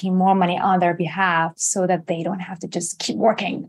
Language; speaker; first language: English; non-native, fluent; Persian